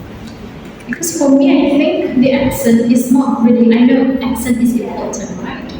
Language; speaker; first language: English; non-native, fluent; Indonesian